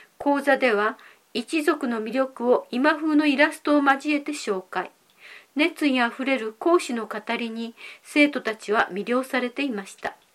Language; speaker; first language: Japanese; native; Japanese